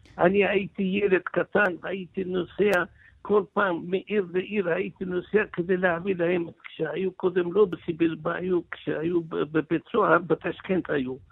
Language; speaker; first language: Hebrew; non-native, local second language; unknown